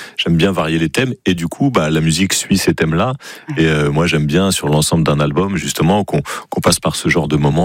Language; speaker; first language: French; native; French